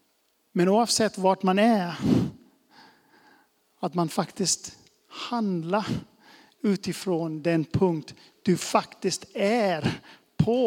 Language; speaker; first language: Swedish; non-native, fluent; English